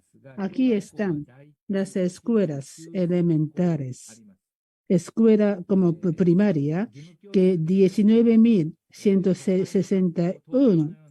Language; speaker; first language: Spanish; non-native, learner; Japanese